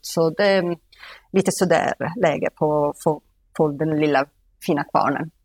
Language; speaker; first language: Swedish; non-native, fluent; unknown